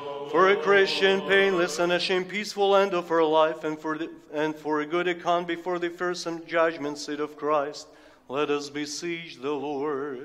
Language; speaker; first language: English; non-native, fluent; Ukrainian